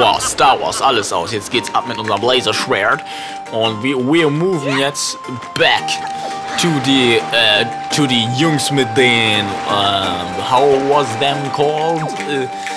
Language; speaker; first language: German; native; German